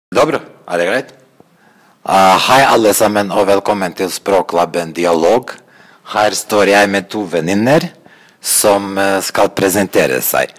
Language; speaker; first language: Norwegian; non-native, fluent; Croatian